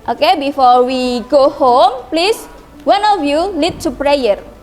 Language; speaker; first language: English; non-native, learner; Indonesian